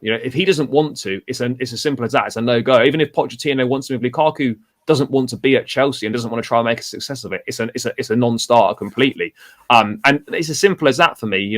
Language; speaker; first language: English; native; English